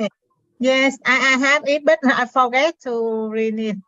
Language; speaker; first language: English; non-native, learner; Vietnamese